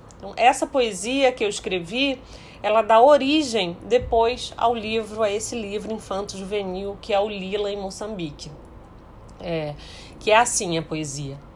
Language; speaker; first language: Portuguese; early bilingual, heritage; Portuguese